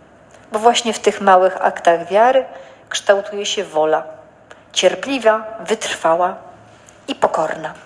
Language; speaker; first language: Polish; native; Polish